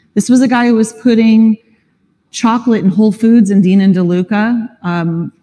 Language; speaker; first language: English; native; English